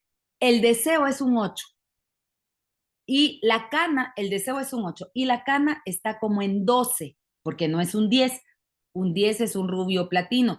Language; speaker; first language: Spanish; native; Spanish